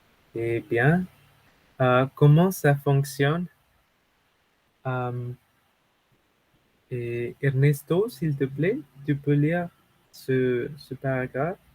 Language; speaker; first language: French; non-native, fluent; Spanish